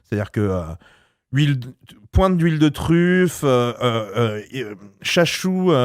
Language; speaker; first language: French; native; French